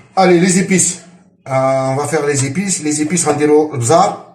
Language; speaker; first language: French; non-native, local second language; Arabic